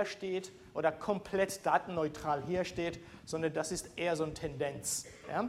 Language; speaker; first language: German; non-native, fluent; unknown